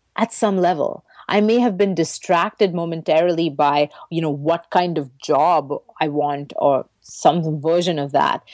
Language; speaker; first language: English; native; English